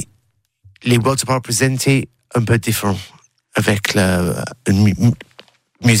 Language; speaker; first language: French; non-native, learner; English